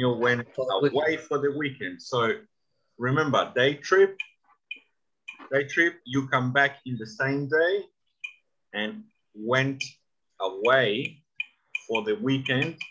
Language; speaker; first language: English; non-native, fluent; Spanish